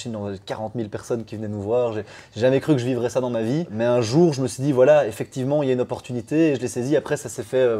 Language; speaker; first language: French; native; French